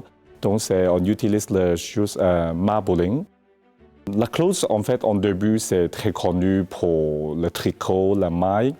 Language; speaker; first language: French; non-native, learner; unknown